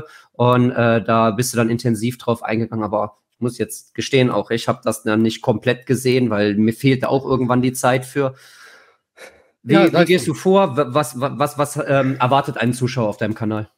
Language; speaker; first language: German; native; German